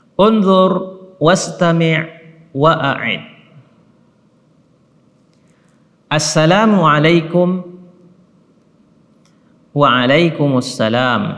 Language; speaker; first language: Arabic; non-native, fluent; Indonesian